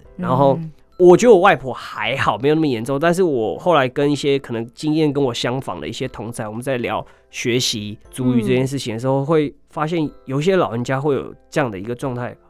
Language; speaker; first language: Chinese; native; Chinese